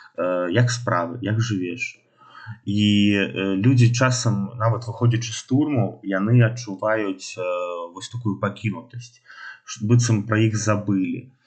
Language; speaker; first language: Belarusian; non-native, local second language; Russian